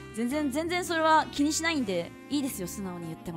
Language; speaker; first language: Japanese; native; Japanese